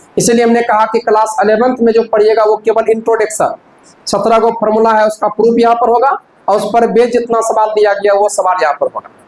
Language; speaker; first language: Hindi; native; Hindi